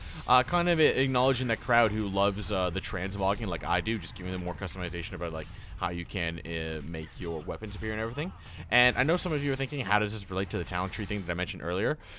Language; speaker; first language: English; native; English